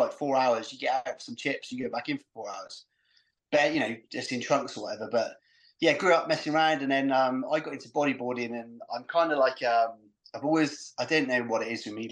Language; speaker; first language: English; native; English